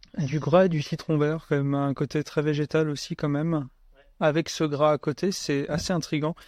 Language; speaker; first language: French; native; French